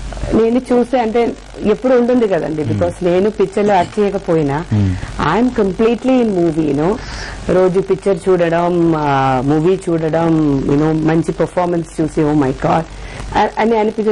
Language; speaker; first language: Telugu; non-native, fluent; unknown